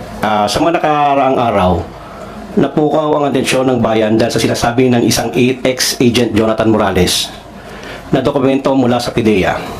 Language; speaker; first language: Filipino; non-native, local second language; Cebuano